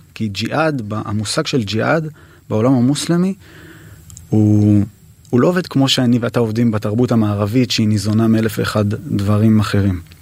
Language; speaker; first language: Hebrew; native; Hebrew